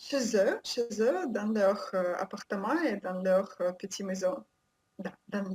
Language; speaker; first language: French; non-native, learner; Russian